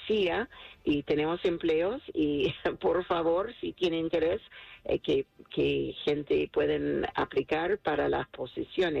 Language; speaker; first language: Spanish; non-native, fluent; English